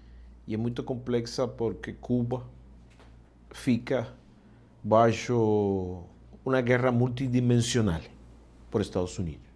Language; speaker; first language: Portuguese; non-native, fluent; Spanish